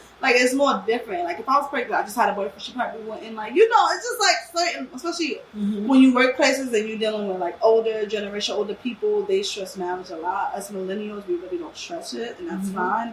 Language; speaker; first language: English; native; English